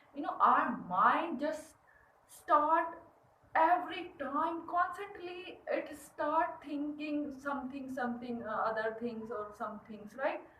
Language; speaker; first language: English; non-native, learner; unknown